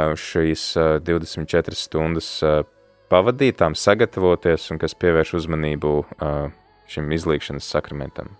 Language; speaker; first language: Latvian; native; Latvian